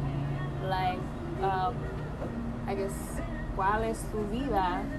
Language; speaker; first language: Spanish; non-native, learner; English